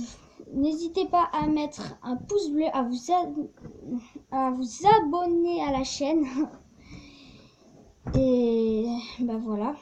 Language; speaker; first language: French; native; French